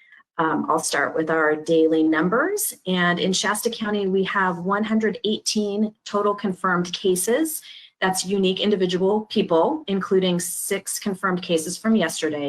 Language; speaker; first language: English; native; English